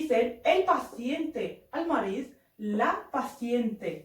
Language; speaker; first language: Spanish; non-native, fluent; Arabic